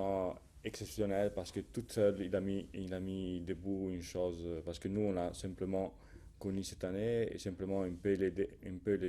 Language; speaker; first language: French; non-native, fluent; Italian